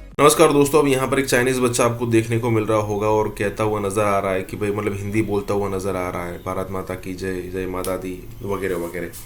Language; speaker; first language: Hindi; native; Hindi